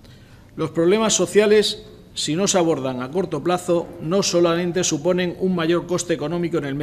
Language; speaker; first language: Spanish; native; Spanish